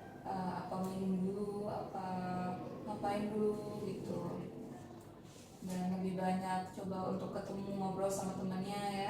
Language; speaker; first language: Indonesian; native; Indonesian